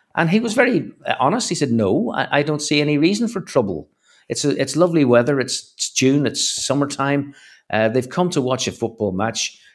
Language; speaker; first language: English; native; English